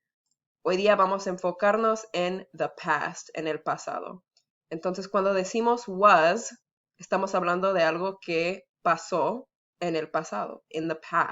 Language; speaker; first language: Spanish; early bilingual, heritage; Spanish